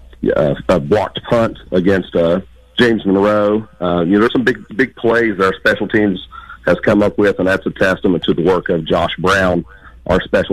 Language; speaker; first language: English; native; English